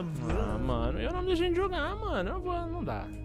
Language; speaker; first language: Portuguese; native; Portuguese